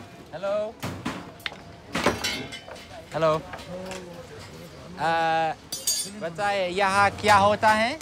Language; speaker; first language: Hindi; non-native, learner; Dutch